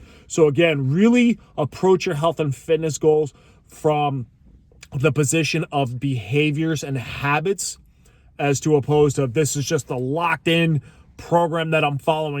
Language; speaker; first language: English; native; English